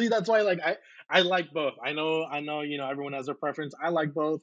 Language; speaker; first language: English; native; English